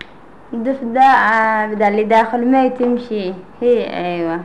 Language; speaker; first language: Arabic; non-native, learner; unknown